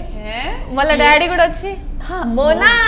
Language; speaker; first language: Telugu; native; Telugu